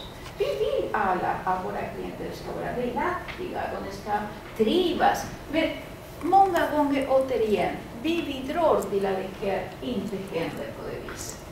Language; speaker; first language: Swedish; non-native, fluent; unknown